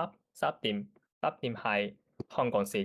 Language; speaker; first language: Chinese; non-native, learner; Japanese